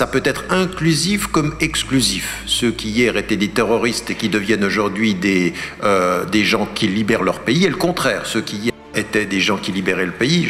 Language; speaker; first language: French; early bilingual, other home language; Arabic